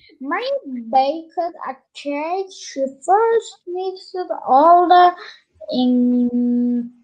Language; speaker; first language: English; non-native, learner; Turkish